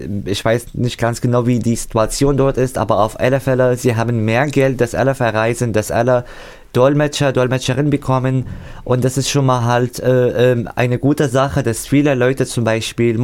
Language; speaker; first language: German; non-native, fluent; Arabic